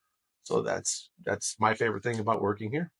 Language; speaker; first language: English; native; English